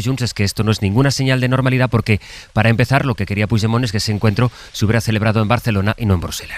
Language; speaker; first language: Spanish; native; Spanish